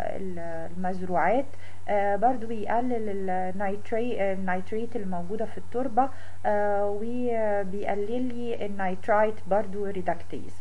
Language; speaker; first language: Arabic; native; Arabic